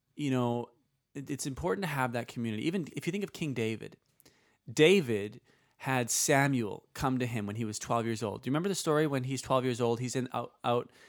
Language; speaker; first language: English; early bilingual, other home language; Icelandic